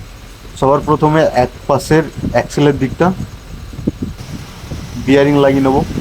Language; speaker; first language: Bangla; native; Bangla